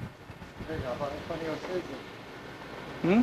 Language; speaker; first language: Hebrew; non-native, fluent; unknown